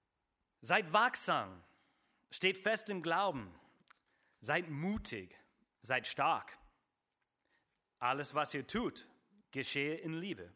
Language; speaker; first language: German; non-native, fluent; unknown